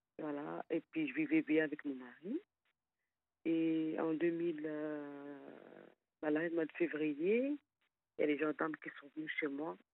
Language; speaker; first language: French; non-native, fluent; Arabic